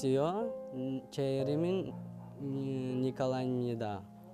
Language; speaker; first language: Korean; early bilingual, heritage; Russian